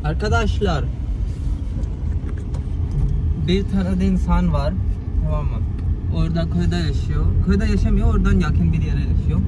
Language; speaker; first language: Turkish; non-native, fluent; Urdu